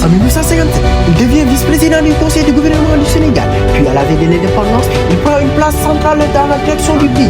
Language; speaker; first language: French; non-native, local second language; Wolof